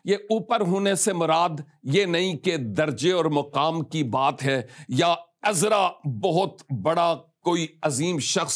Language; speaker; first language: Urdu; native; Urdu